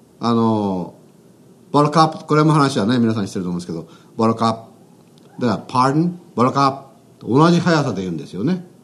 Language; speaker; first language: Japanese; native; Japanese